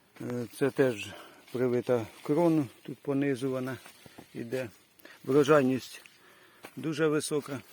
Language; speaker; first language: Ukrainian; native; Ukrainian